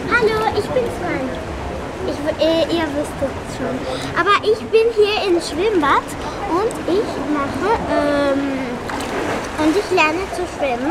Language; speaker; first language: German; early bilingual, heritage; German